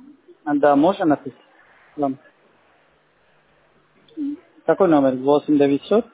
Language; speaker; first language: Russian; non-native, learner; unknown